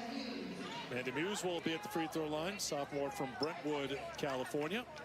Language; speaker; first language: English; native; English